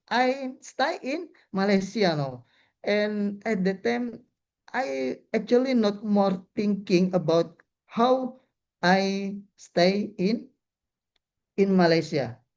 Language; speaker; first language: English; non-native, learner; Indonesian